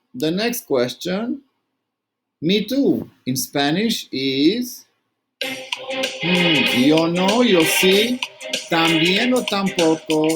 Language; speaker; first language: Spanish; non-native, learner; English